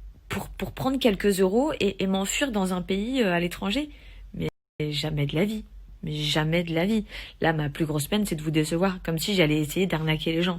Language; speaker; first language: French; native; French